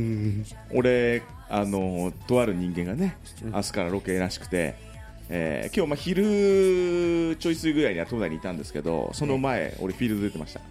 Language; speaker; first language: Japanese; native; Japanese